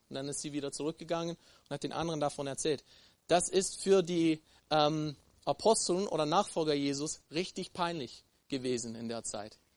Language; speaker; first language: German; non-native, fluent; English